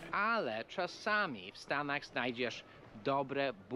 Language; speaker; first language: Polish; non-native, fluent; English